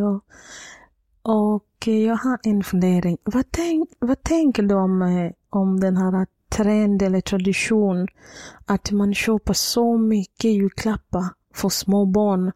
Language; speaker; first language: Swedish; non-native, fluent; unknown